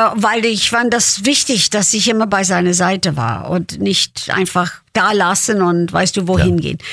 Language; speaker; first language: German; non-native, fluent; English